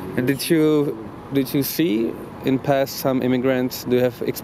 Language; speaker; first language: English; non-native, fluent; Czech